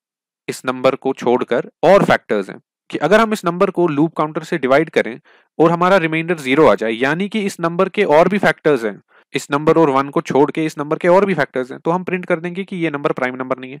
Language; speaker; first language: Hindi; non-native, local second language; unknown